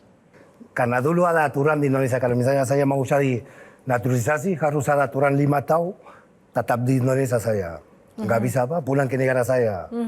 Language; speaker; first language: Indonesian; non-native, fluent; Spanish